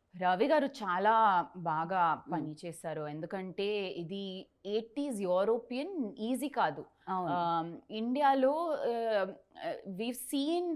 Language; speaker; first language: Telugu; non-native, learner; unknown